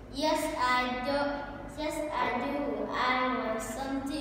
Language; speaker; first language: English; non-native, learner; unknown